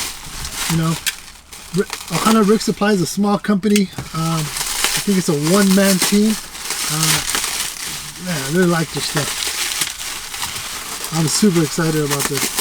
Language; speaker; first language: English; native; English